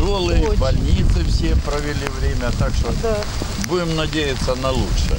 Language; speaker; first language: Russian; native; Russian